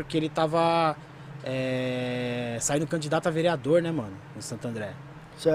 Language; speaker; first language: Portuguese; native; Portuguese